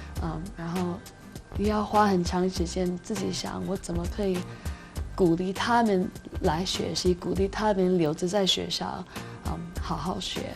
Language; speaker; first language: Chinese; non-native, fluent; English